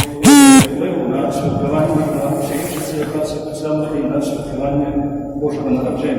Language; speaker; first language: Polish; non-native, fluent; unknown